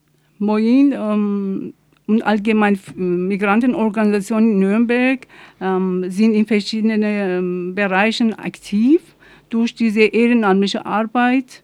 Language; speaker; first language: German; non-native, fluent; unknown